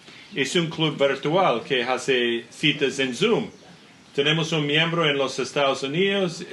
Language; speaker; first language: Spanish; non-native, learner; English